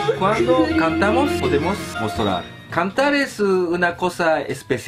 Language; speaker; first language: Spanish; non-native, learner; Japanese